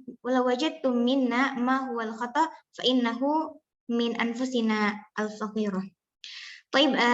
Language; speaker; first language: Arabic; non-native, learner; Indonesian